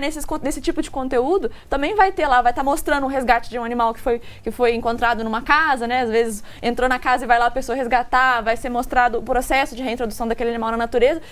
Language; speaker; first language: Portuguese; native; Portuguese